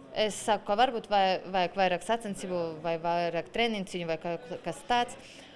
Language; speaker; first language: Latvian; non-native, local second language; Russian